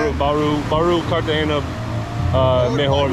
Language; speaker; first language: Spanish; non-native, learner; English